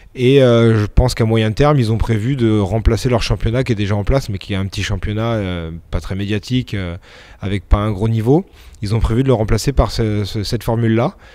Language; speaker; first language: French; native; French